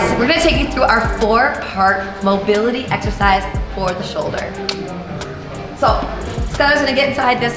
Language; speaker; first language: English; native; English